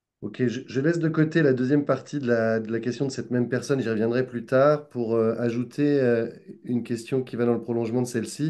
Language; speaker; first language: French; native; French